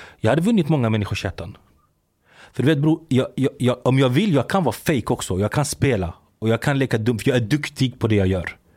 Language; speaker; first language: Swedish; early bilingual, other home language; Arabic